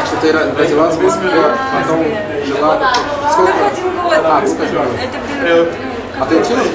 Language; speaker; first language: Russian; non-native, fluent; Portuguese